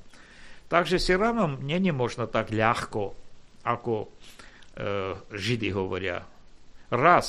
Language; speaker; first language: Slovak; non-native, fluent; Armenian